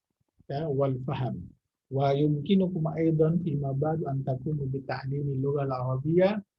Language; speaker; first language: Arabic; non-native, fluent; Indonesian